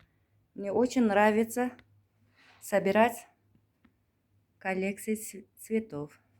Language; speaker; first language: Russian; non-native, learner; Turkmen